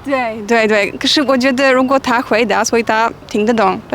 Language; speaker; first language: Chinese; non-native, learner; Polish